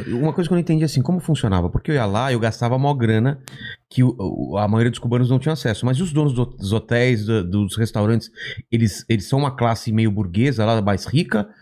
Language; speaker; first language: Portuguese; native; Portuguese